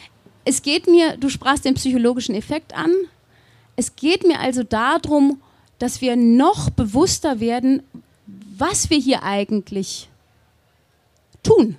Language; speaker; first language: German; native; German